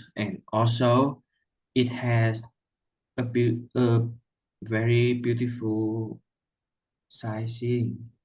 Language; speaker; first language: English; non-native, learner; Vietnamese